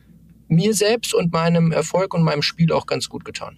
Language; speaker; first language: German; native; German